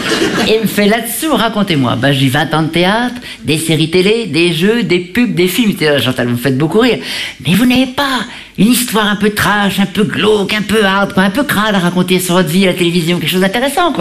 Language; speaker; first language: French; native; French